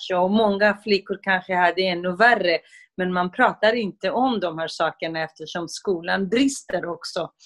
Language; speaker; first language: Swedish; non-native, fluent; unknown